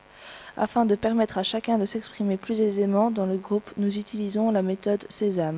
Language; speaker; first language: French; native; French